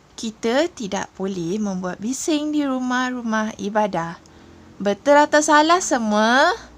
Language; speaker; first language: Malay; non-native, local second language; Iban